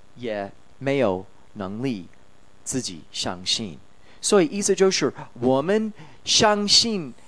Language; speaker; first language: Chinese; non-native, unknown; English